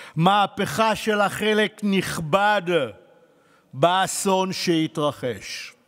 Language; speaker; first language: Hebrew; native; Hebrew